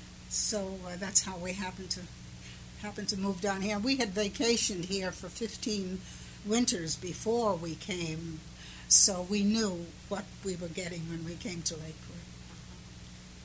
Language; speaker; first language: English; early bilingual, other home language; Finnish